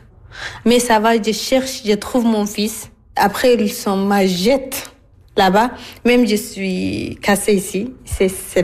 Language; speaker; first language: French; non-native, learner; Arabic